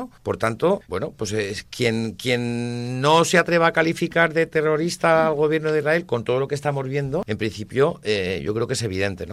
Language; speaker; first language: Spanish; native; Spanish